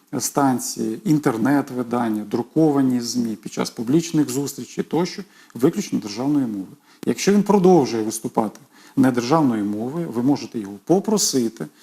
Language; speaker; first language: Ukrainian; native; Ukrainian